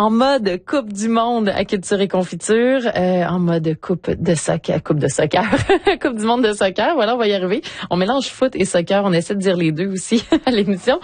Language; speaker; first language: French; native; French